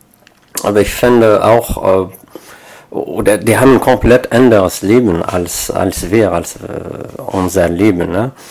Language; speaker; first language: German; non-native, fluent; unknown